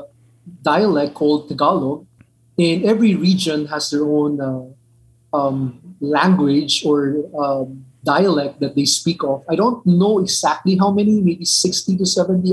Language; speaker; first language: English; non-native, local second language; Min Nan Chinese